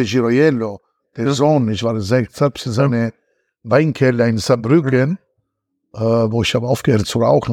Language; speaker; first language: German; non-native, learner; Italian